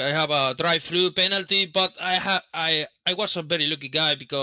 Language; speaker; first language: English; non-native, learner; Spanish